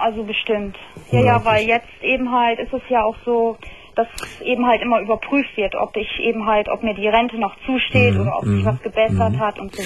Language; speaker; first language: German; native; German